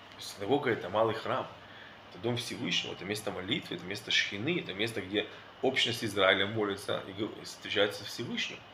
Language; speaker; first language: Russian; early bilingual, heritage; Russian